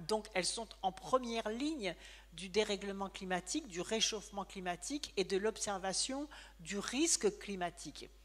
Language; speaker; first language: French; native; French